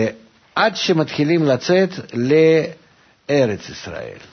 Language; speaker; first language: Hebrew; non-native, fluent; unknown